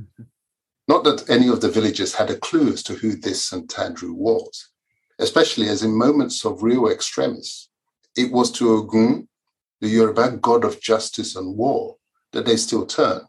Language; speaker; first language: English; early bilingual, other home language; Yoruba